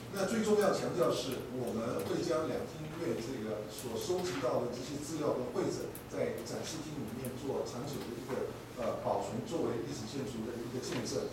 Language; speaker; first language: Chinese; native; Chinese